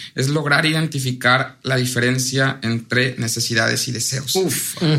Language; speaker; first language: Spanish; native; Spanish